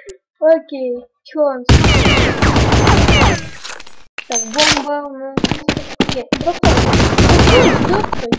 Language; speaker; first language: Russian; native; Russian